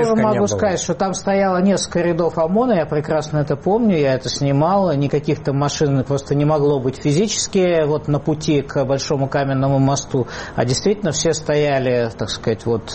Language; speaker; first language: Russian; native; Russian